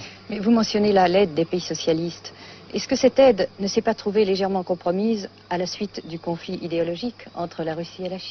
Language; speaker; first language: French; native; French